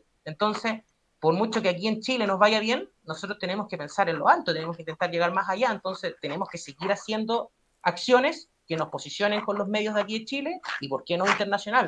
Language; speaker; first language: Spanish; native; Spanish